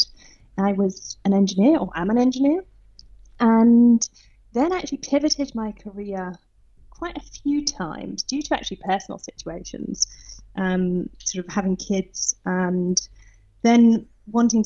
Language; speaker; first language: English; native; English